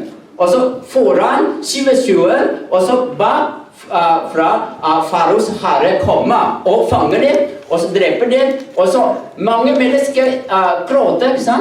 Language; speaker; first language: Norwegian; non-native, learner; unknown